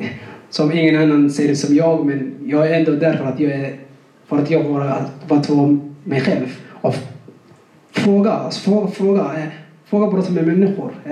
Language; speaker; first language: Swedish; non-native, fluent; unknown